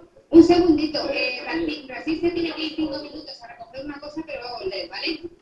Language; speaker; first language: Spanish; native; Spanish